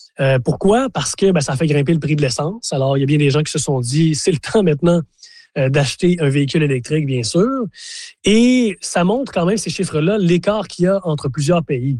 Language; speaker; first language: French; native; French